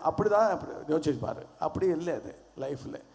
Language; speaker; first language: Tamil; non-native, learner; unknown